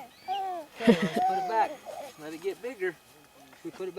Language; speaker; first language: English; native; English